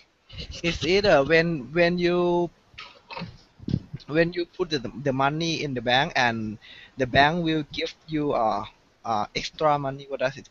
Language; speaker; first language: English; non-native, learner; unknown